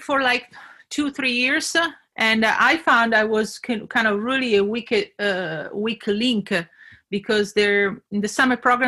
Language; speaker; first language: English; non-native, fluent; Italian